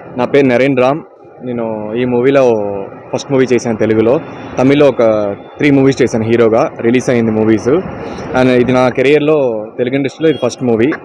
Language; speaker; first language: Telugu; non-native, fluent; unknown